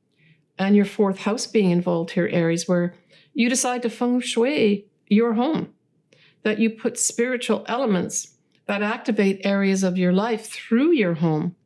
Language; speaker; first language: English; native; English